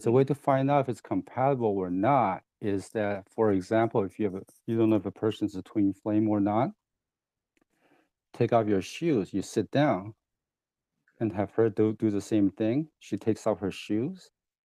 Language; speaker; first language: English; non-native, fluent; Chinese